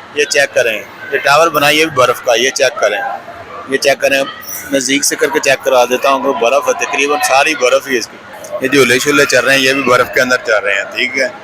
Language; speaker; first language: Urdu; non-native, local second language; Punjabi